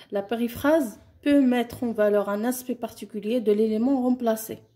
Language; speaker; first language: French; non-native, local second language; Arabic